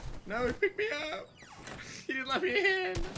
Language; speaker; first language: English; native; English